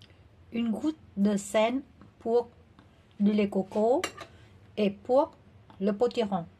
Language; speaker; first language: French; non-native, learner; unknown